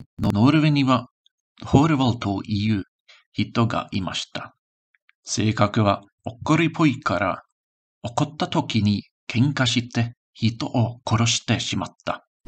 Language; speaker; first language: Japanese; non-native, learner; English